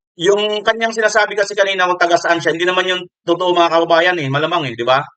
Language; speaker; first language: Filipino; non-native, local second language; Waray